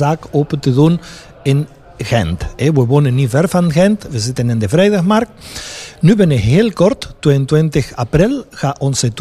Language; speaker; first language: Dutch; non-native, fluent; Spanish